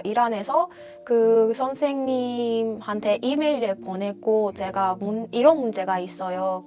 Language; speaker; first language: Korean; non-native, fluent; Persian